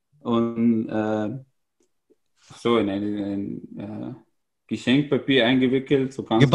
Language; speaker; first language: German; non-native, fluent; Arabic